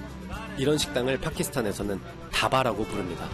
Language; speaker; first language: Korean; native; Korean